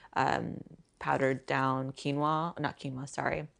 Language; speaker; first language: English; native; English